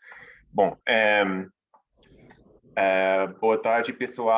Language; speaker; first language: Portuguese; non-native, fluent; English